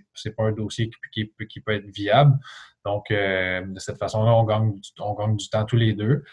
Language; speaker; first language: French; native; French